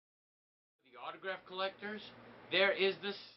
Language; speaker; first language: English; native; English